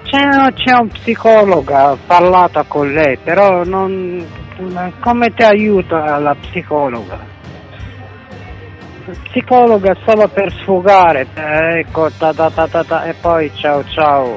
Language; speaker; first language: Italian; non-native, fluent; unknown